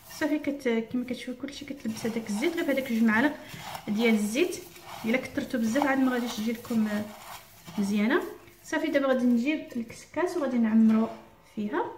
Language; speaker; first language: Arabic; native; Arabic